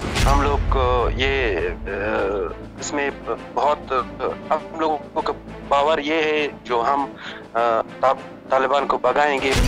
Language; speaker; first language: Hindi; non-native, learner; Persian